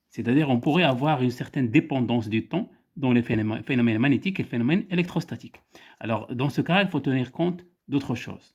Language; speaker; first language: French; non-native, local second language; Arabic